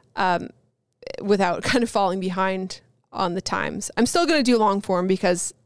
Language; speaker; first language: English; native; English